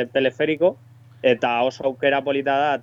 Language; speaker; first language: Basque; non-native, local second language; Spanish